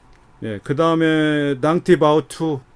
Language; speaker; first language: Korean; native; Korean